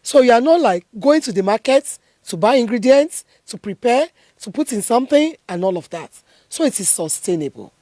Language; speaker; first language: English; non-native, local second language; Yoruba